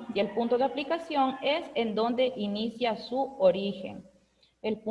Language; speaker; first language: Spanish; native; Spanish